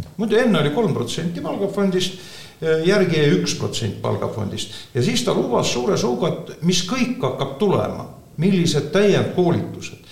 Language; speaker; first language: Estonian; native; Estonian